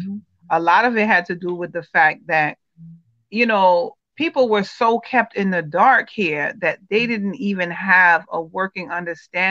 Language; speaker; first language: English; native; English